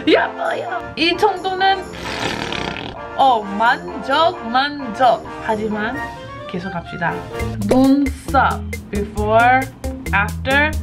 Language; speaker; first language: Korean; non-native, learner; English